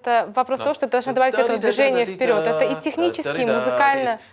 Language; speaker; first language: Russian; native; Russian